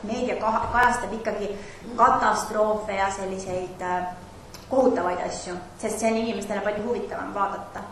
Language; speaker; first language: Estonian; non-native, fluent; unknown